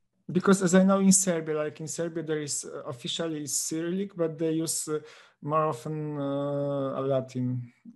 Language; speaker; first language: English; non-native, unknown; Polish